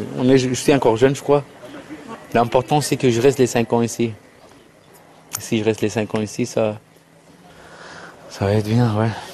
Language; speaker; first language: French; non-native, learner; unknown